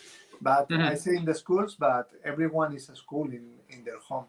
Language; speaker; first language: English; non-native, fluent; Spanish